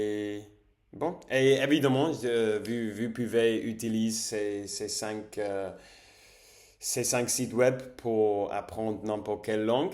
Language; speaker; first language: French; non-native, learner; English